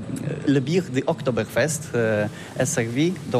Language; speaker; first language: French; non-native, learner; Polish